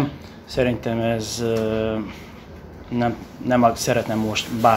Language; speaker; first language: Hungarian; non-native, learner; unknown